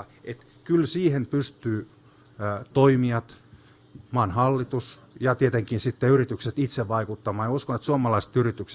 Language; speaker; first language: Finnish; native; Finnish